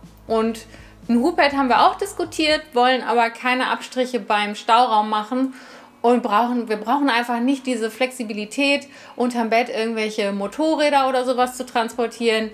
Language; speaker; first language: German; native; German